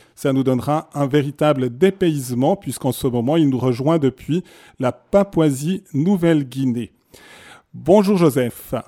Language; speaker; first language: French; native; French